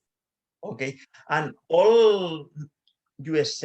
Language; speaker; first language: English; non-native, learner; Spanish